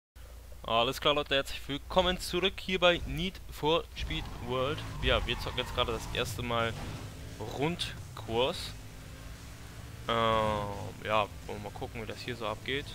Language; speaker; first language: German; native; German